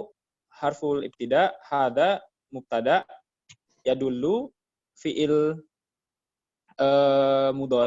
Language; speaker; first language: Arabic; non-native, learner; Indonesian